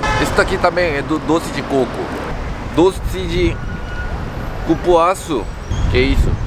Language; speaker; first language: Portuguese; non-native, learner; Korean